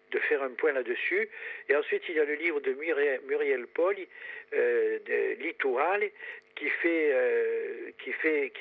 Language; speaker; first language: French; native; French